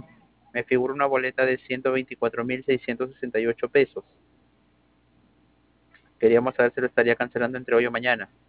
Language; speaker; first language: Spanish; native; Spanish